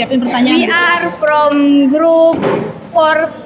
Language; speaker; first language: English; non-native, learner; Indonesian